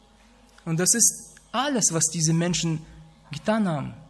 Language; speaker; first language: German; non-native, fluent; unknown